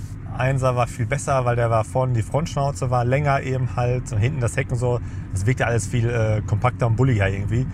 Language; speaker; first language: German; native; German